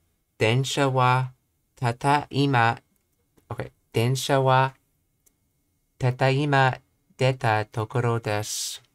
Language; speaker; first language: Japanese; non-native, learner; English